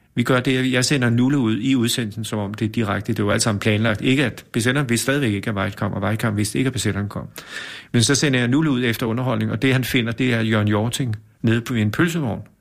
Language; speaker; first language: Danish; native; Danish